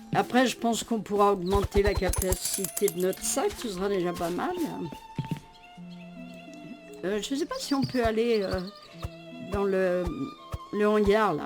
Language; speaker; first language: French; native; French